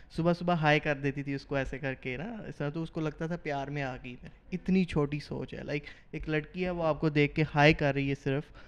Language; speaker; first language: Urdu; native; Urdu